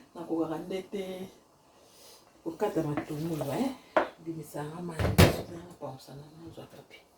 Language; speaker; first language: Lingala; non-native, local second language; Kongo